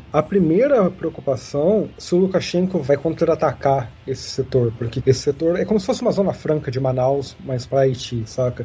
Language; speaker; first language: Portuguese; native; Portuguese